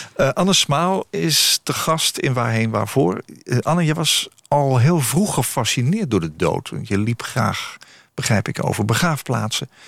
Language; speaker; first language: Dutch; native; Dutch